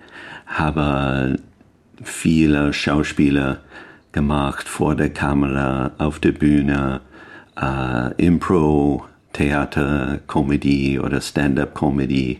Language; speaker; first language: German; non-native, learner; English